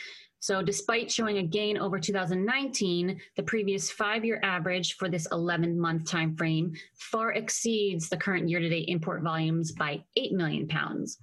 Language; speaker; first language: English; native; English